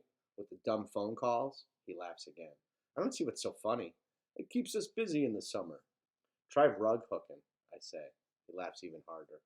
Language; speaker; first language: English; native; English